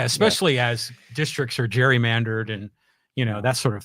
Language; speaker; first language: English; native; English